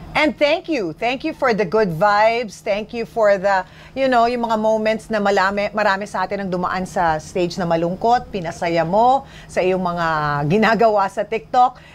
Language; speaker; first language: Filipino; native; Filipino